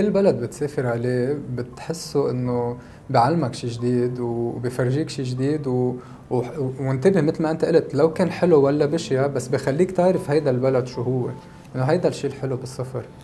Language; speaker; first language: Arabic; native; Arabic